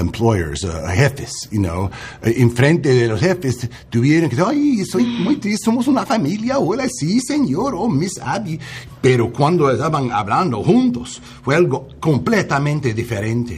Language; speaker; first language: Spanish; non-native, learner; English